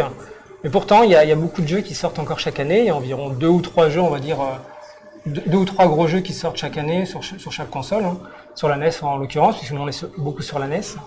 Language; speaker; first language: French; native; French